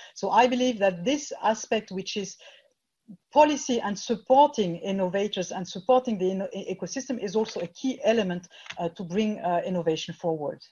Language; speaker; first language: English; non-native, fluent; French